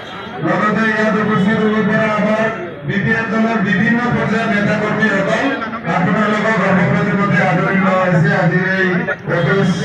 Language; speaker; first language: Assamese; non-native, local second language; Bodo